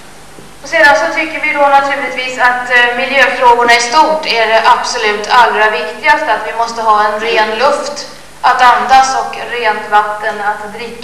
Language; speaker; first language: Swedish; native; Swedish